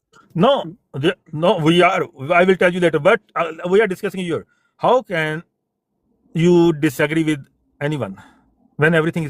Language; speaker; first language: English; non-native, fluent; Punjabi